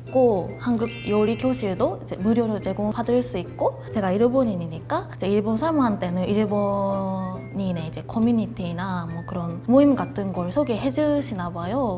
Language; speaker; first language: Korean; non-native, fluent; Japanese